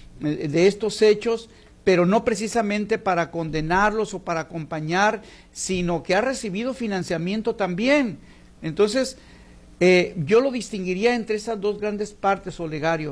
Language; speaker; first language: Spanish; native; Spanish